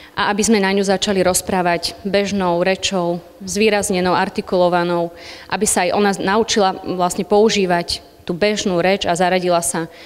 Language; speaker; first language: Slovak; native; Slovak